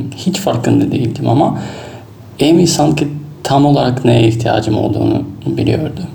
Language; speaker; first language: Turkish; non-native, fluent; Russian